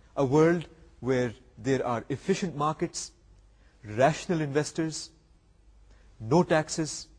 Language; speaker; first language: English; non-native, local second language; Urdu